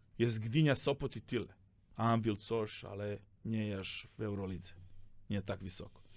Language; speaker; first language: Polish; non-native, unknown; Serbian